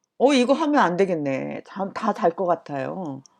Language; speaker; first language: Korean; native; Korean